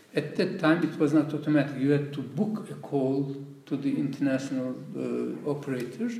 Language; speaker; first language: English; non-native, fluent; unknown